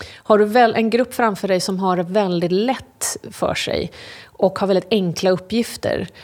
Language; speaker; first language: Swedish; early bilingual, other home language; English